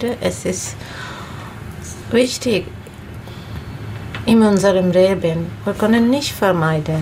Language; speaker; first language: German; non-native, learner; Bangla